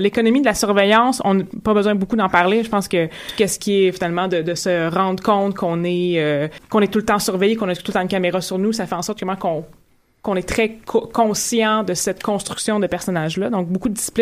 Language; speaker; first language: French; native; French